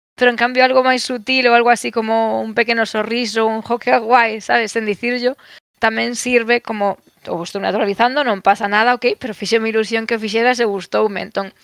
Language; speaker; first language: Galician; non-native, local second language; Spanish